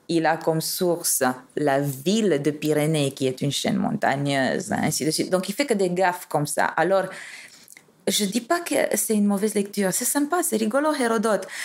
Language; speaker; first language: French; non-native, fluent; Romanian